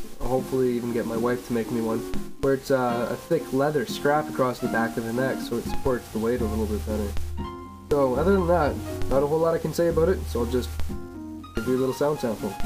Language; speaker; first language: English; native; English